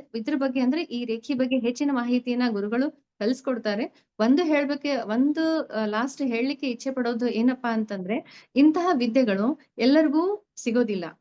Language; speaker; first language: Kannada; native; Kannada